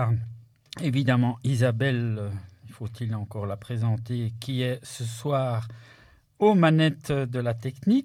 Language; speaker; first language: French; native; French